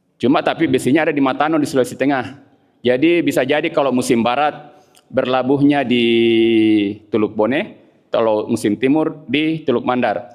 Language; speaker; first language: Indonesian; non-native, local second language; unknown